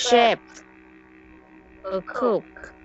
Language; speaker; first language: English; non-native, learner; Vietnamese